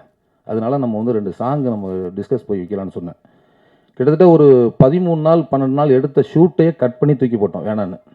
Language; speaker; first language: Tamil; native; Tamil